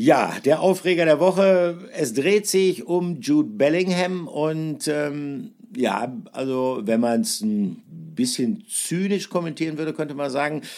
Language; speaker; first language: German; native; German